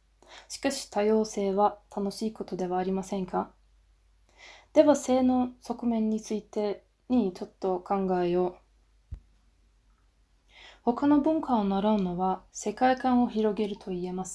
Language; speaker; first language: Japanese; non-native, fluent; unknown